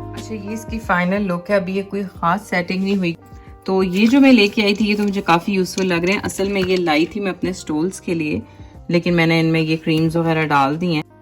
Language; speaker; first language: Urdu; native; Urdu